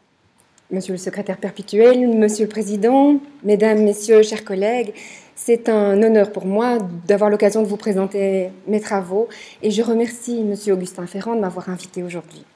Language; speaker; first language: French; native; French